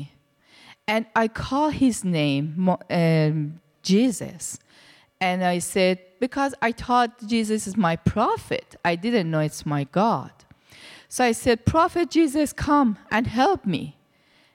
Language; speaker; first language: English; non-native, learner; Persian